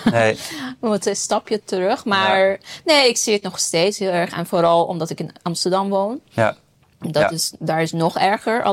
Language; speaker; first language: Dutch; non-native, fluent; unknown